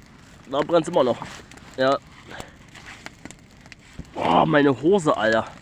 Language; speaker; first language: German; native; German